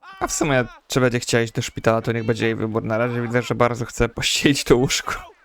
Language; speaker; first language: Polish; native; Polish